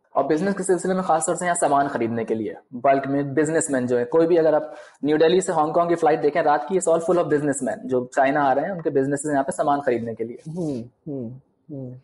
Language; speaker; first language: Hindi; native; Hindi